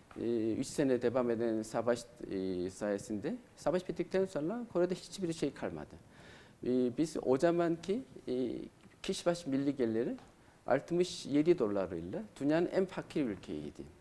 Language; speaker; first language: Turkish; non-native, learner; Korean